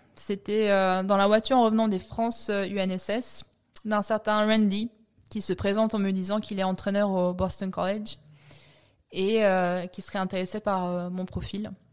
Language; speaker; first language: French; early bilingual, other home language; Italian